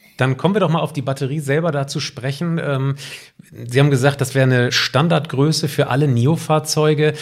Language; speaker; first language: German; native; German